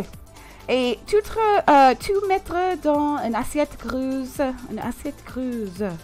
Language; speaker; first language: French; non-native, learner; English